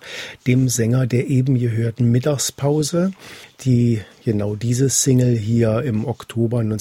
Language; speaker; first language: German; native; German